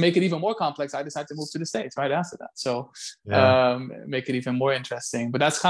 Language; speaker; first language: English; non-native, fluent; Turkish